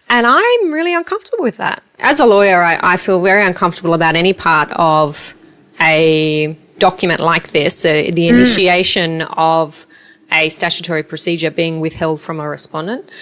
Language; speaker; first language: English; native; English